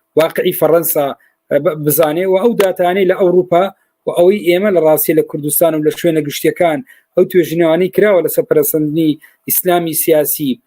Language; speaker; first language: Central Kurdish; native; Central Kurdish